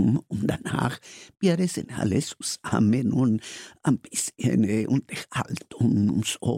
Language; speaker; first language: German; non-native, learner; Spanish